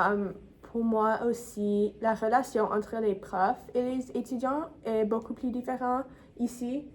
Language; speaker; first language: French; non-native, local second language; English